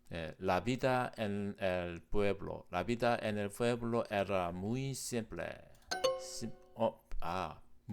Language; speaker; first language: Spanish; non-native, learner; Korean